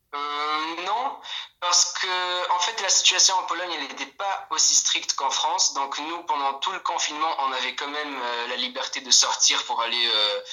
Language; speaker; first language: French; non-native, fluent; Polish